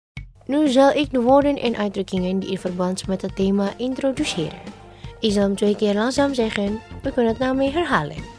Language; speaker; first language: Dutch; non-native, learner; Indonesian